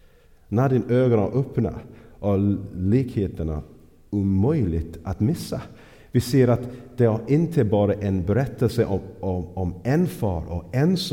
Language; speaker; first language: Swedish; non-native, fluent; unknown